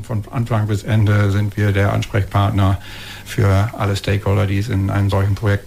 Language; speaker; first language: German; native; German